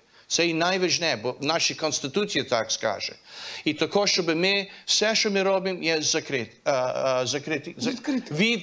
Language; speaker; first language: Ukrainian; early bilingual, heritage; Ukrainian